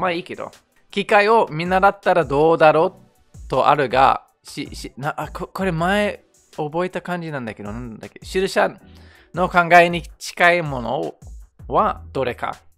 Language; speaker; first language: Japanese; non-native, fluent; English